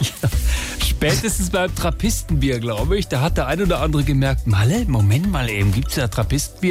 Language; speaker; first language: German; native; German